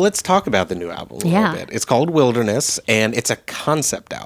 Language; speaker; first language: English; native; English